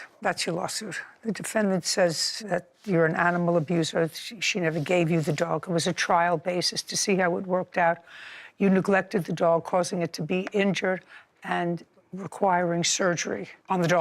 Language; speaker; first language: English; native; English